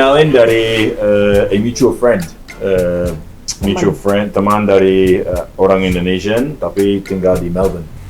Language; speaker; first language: Indonesian; non-native, learner; English